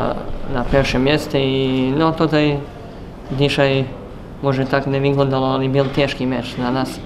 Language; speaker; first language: Polish; non-native, learner; Serbian